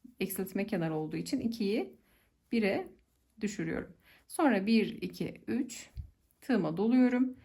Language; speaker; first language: Turkish; native; Turkish